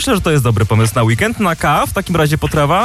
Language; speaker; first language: Polish; native; Polish